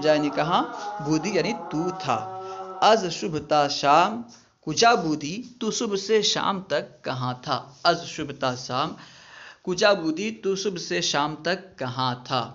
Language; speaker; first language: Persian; non-native, fluent; Urdu